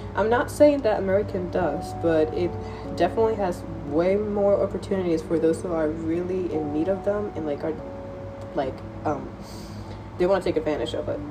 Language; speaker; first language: English; non-native, fluent; Spanish